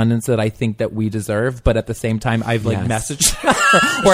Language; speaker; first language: English; native; English